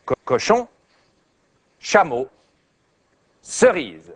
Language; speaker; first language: French; native; French